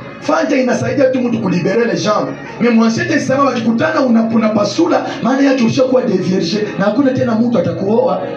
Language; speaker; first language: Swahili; non-native, local second language; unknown